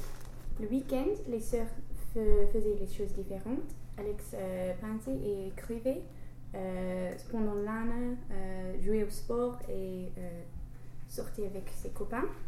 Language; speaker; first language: French; non-native, learner; English